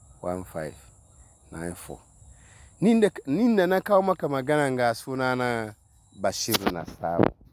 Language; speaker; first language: Hausa; non-native, local second language; Dyula